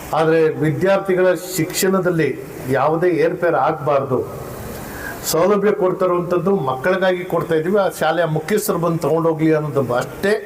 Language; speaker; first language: Kannada; non-native, local second language; Urdu